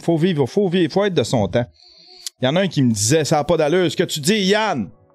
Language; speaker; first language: French; native; French